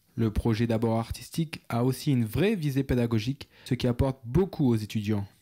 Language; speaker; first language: French; native; French